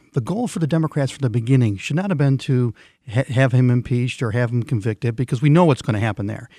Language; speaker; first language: English; non-native, fluent; Swedish